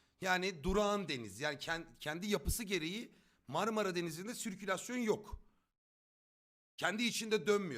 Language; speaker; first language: Turkish; native; Turkish